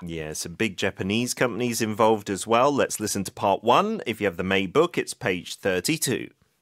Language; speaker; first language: English; native; English